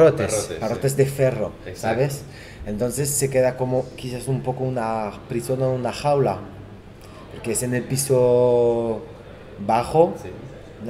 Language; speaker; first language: Spanish; non-native, fluent; Portuguese